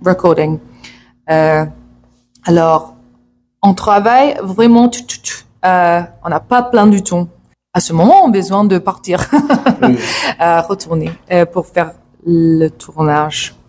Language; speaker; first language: French; non-native, learner; English